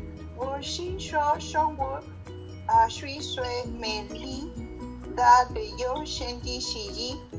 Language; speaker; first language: Chinese; non-native, learner; English